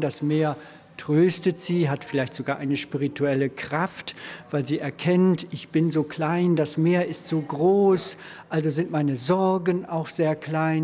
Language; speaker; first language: German; native; German